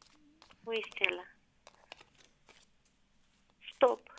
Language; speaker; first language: French; non-native, learner; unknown